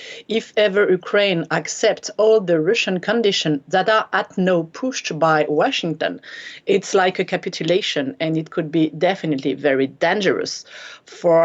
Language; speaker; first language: English; non-native, fluent; French